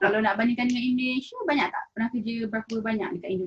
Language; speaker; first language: Malay; native; Malay